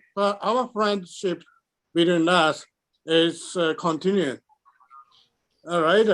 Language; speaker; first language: English; non-native, learner; Japanese